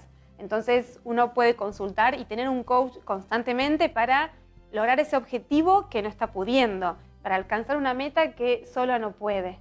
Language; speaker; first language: Spanish; native; Spanish